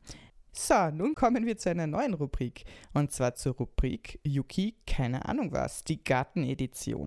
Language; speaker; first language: German; native; German